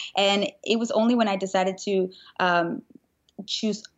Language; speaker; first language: English; non-native, fluent; Spanish